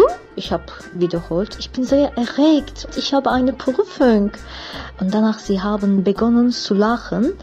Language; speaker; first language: German; non-native, fluent; French